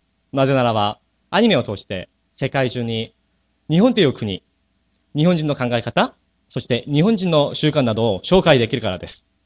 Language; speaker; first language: Japanese; non-native, fluent; Korean